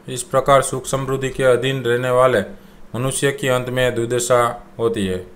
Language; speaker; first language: Hindi; non-native, local second language; Gujarati